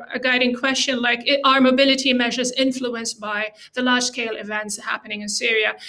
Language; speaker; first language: English; non-native, fluent; Arabic